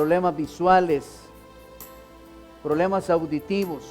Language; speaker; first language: Spanish; native; Spanish